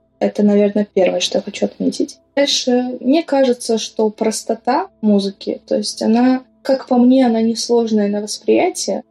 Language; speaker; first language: Russian; non-native, local second language; Azerbaijani